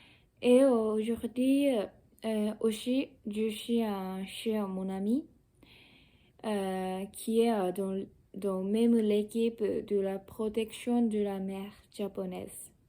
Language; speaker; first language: French; non-native, learner; Japanese